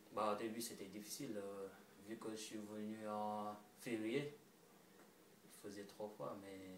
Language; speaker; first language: French; non-native, local second language; Wolof